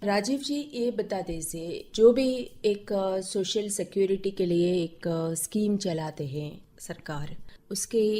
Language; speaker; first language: Hindi; non-native, local second language; Telugu